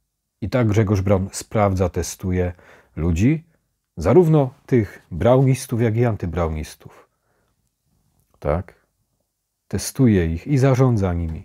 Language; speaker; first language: Polish; native; Polish